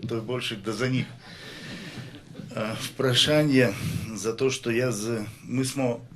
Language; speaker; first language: Slovenian; non-native, learner; Russian